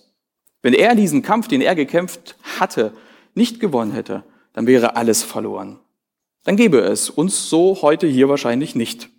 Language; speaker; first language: German; native; German